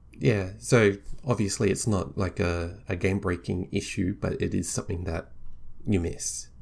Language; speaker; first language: English; native; English